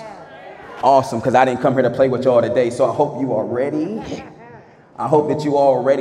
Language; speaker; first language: English; native; English